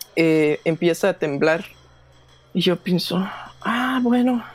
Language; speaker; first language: Spanish; non-native, fluent; Danish